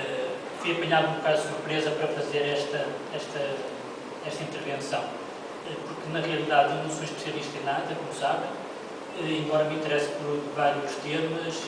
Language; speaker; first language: Portuguese; native; Portuguese